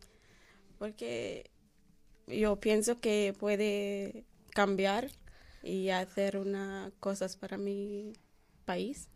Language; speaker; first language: Spanish; non-native, learner; Arabic